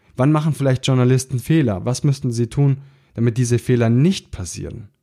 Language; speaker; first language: German; early bilingual, other home language; Italian